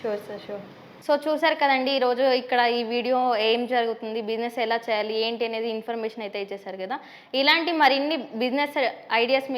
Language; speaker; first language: Telugu; native; Telugu